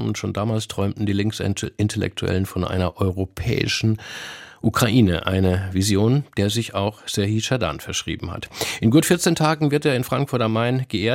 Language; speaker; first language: German; native; German